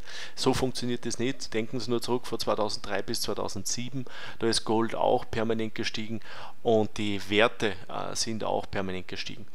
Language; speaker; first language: German; native; German